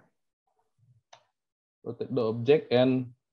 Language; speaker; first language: English; non-native, learner; Indonesian